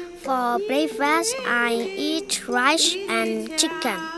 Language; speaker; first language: English; non-native, learner; Burmese